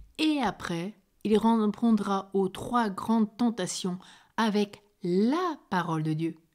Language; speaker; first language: French; native; French